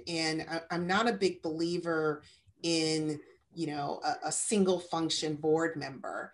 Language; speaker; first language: English; native; English